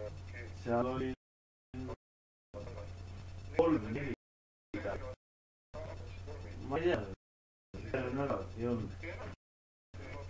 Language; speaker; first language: Estonian; non-native, learner; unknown